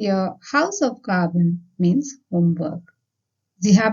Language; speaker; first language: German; non-native, fluent; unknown